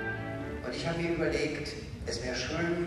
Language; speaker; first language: German; non-native, fluent; English